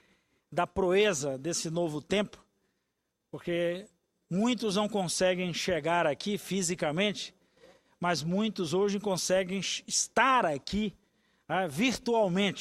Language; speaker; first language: Portuguese; native; Portuguese